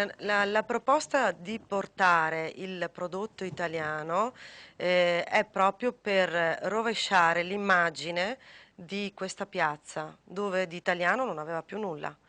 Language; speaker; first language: Italian; native; Italian